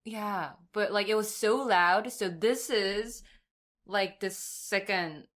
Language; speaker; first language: English; non-native, fluent; Japanese